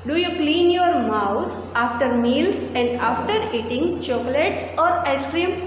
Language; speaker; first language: English; non-native, local second language; Gujarati